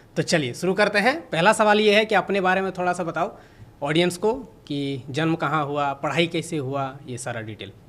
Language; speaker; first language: Hindi; native; Hindi